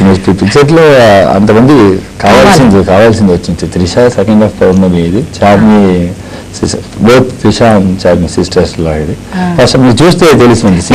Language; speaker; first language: Telugu; non-native, learner; Tamil